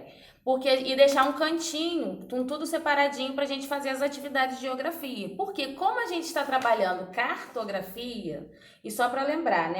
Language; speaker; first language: Portuguese; native; Portuguese